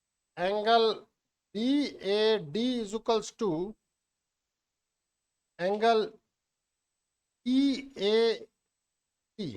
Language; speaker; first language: Hindi; native; Hindi